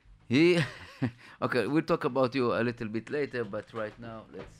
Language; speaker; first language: English; non-native, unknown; Hebrew